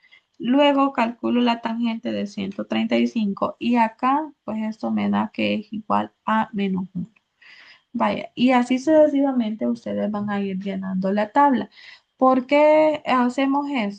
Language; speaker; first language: Spanish; native; Spanish